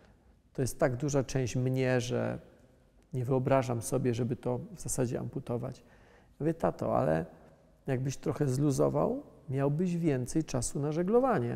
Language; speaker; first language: Polish; native; Polish